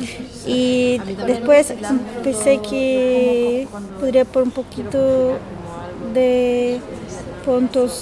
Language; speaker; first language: Spanish; non-native, fluent; Portuguese